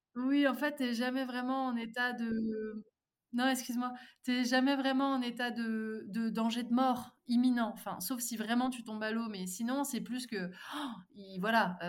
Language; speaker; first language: French; native; French